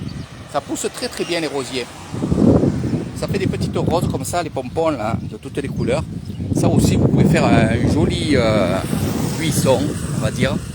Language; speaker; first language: French; native; French